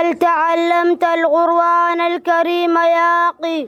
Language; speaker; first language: Arabic; non-native, learner; Somali